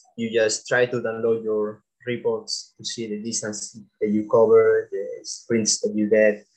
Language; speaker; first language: English; non-native, fluent; Spanish